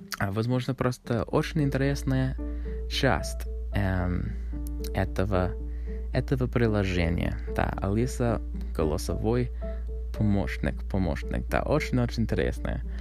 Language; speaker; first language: Russian; non-native, learner; English